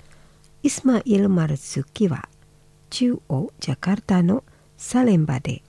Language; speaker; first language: Japanese; non-native, fluent; Indonesian